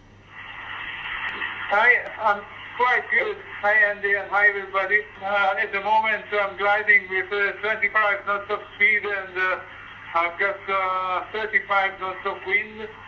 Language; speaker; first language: English; non-native, fluent; Hungarian